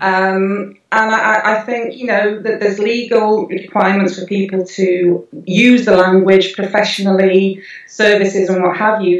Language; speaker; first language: English; non-native, local second language; Welsh